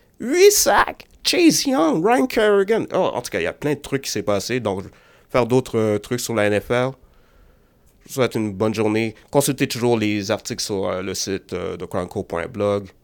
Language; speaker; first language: French; native; French